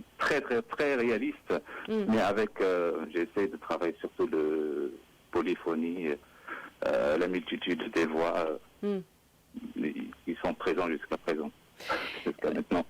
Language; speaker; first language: French; non-native, local second language; Arabic